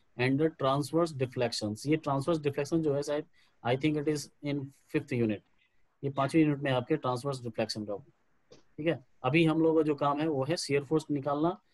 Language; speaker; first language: Hindi; native; Hindi